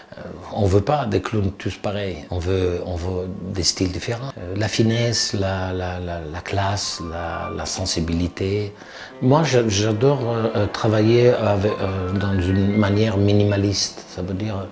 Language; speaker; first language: French; non-native, fluent; Italian